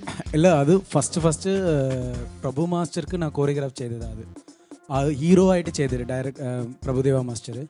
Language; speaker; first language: Malayalam; non-native, learner; Tamil